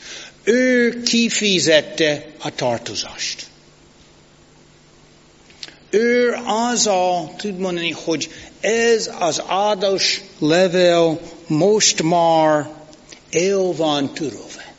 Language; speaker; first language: Hungarian; non-native, fluent; English